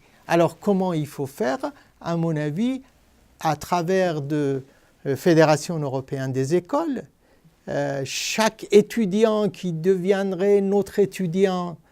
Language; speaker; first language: French; non-native, fluent; Persian